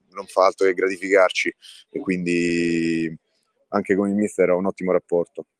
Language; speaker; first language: Italian; native; Italian